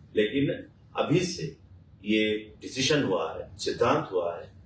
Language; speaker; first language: Hindi; non-native, local second language; Bangla